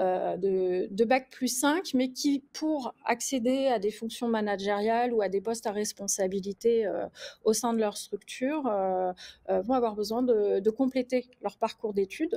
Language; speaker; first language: French; native; French